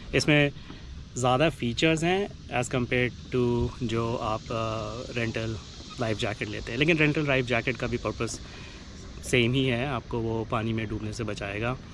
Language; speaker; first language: Hindi; native; Hindi